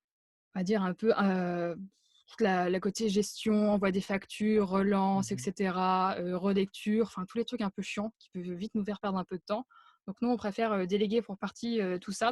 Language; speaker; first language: French; native; French